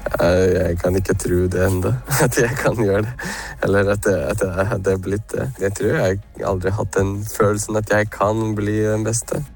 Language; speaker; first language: Norwegian; non-native, fluent; Lithuanian